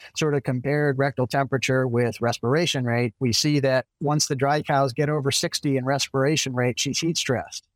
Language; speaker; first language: English; native; English